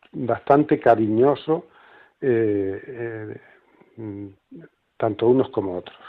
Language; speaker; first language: Spanish; native; Spanish